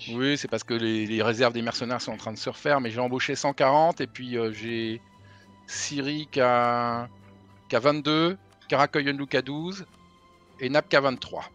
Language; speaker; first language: French; native; French